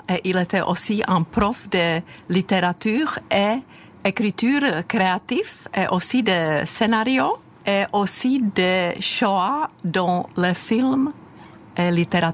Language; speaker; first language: French; non-native, fluent; Czech